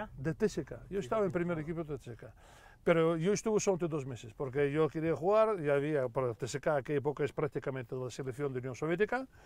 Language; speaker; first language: Spanish; non-native, fluent; Russian